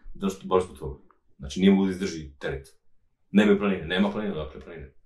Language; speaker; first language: Serbian; non-native, local second language; Romanian